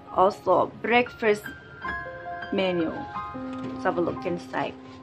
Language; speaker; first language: English; non-native, fluent; Thai